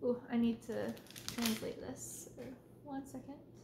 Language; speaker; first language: English; native; English